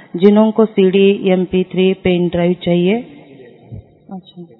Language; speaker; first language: Hindi; non-native, local second language; Marathi